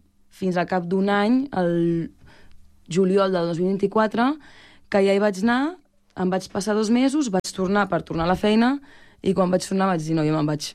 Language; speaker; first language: Catalan; native; Catalan